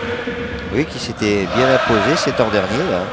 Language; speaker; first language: French; native; French